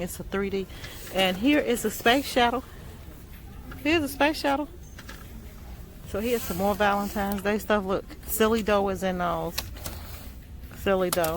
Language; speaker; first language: English; native; English